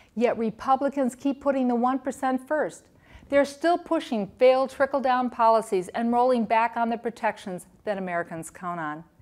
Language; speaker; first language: English; native; English